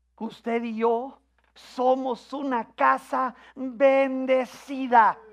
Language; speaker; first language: Spanish; native; Spanish